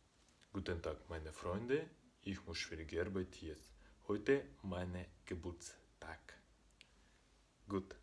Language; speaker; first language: German; non-native, learner; Russian